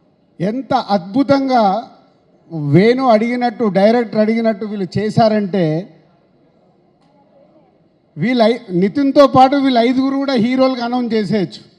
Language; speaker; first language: Telugu; native; Telugu